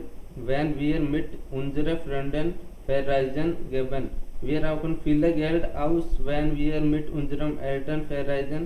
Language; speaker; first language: German; non-native, learner; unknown